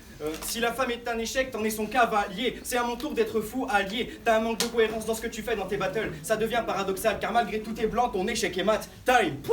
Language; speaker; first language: French; native; French